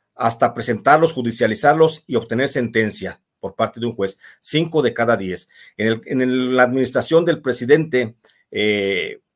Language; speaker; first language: Spanish; native; Spanish